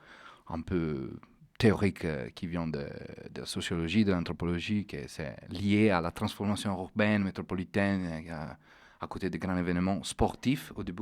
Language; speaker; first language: French; non-native, fluent; Italian